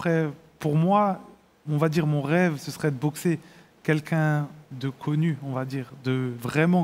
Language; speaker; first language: French; native; French